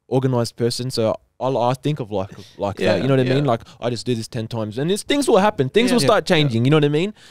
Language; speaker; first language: English; native; English